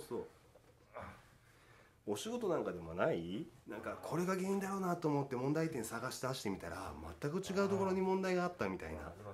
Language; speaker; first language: Japanese; native; Japanese